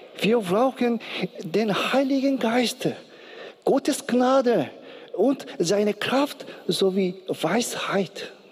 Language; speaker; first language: German; non-native, learner; Korean